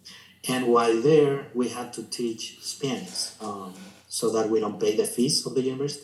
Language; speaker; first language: English; non-native, fluent; Spanish